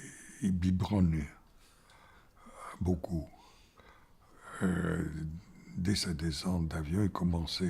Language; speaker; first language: French; non-native, fluent; Bulgarian